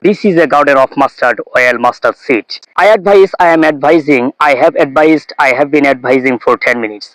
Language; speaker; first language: English; non-native, local second language; Bangla